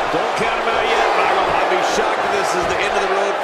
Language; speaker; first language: English; native; English